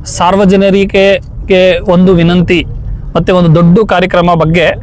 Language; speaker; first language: Kannada; non-native, local second language; Urdu